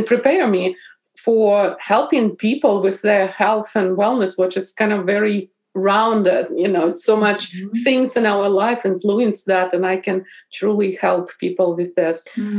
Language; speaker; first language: English; non-native, fluent; Russian